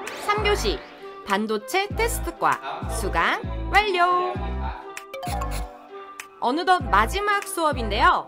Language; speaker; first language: Korean; native; Korean